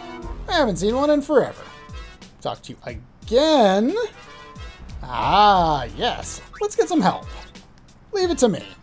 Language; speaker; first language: English; native; English